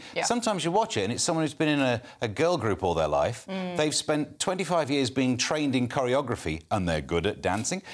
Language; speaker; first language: English; native; English